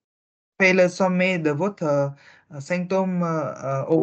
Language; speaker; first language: French; non-native, learner; Vietnamese